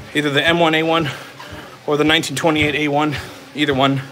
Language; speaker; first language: English; native; English